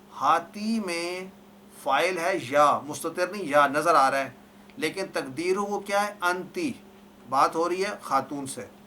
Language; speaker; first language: Urdu; native; Urdu